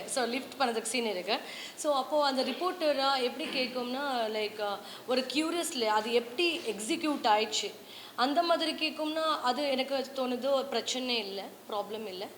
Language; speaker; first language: Tamil; non-native, learner; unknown